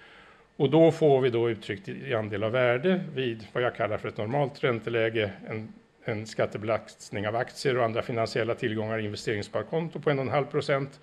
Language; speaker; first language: Swedish; native; Swedish